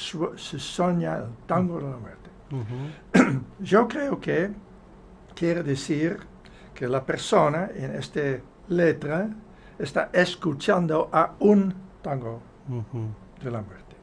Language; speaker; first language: Spanish; non-native, fluent; Dutch